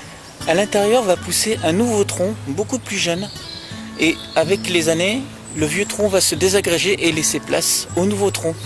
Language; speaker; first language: French; native; French